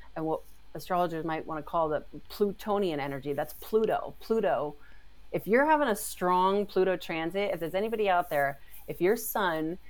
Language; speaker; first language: English; native; English